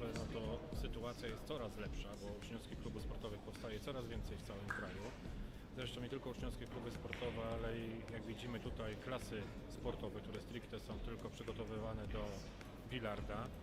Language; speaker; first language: Polish; native; Polish